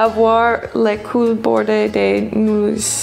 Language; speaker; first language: French; non-native, learner; English